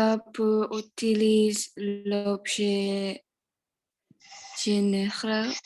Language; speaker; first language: French; non-native, learner; Indonesian